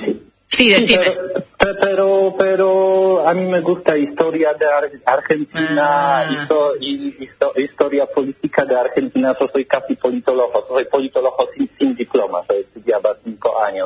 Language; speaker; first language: Spanish; non-native, learner; Polish